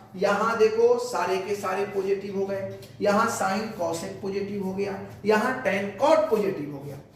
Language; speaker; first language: Hindi; native; Hindi